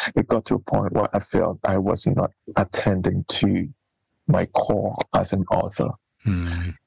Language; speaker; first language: English; non-native, local second language; Akan